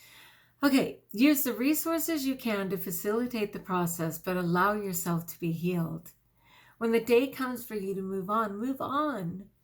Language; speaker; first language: English; native; English